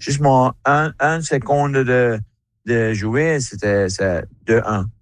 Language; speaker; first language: French; non-native, learner; Dutch